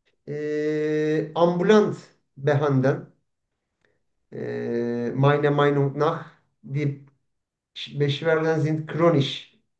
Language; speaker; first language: German; non-native, learner; Turkish